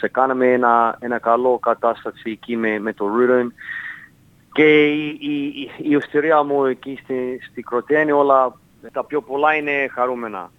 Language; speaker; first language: Greek; early bilingual, heritage; Greek